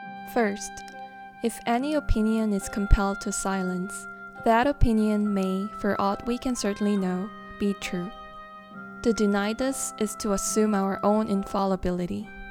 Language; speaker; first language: English; non-native, fluent; Korean